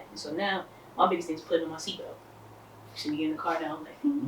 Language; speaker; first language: English; native; English